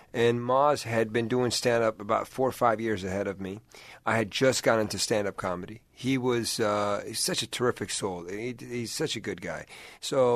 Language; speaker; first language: English; native; English